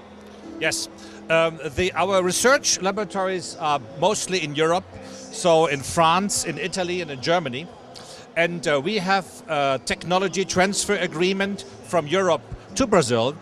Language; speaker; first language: English; non-native, fluent; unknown